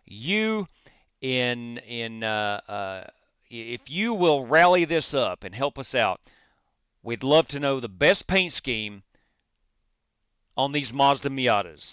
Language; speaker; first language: English; native; English